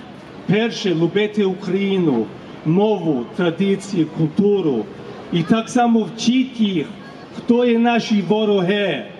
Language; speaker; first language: Ukrainian; early bilingual, heritage; Ukrainian